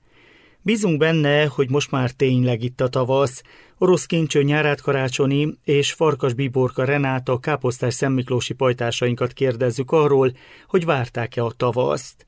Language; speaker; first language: Hungarian; native; Hungarian